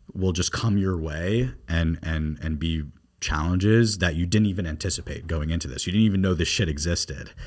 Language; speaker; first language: English; native; English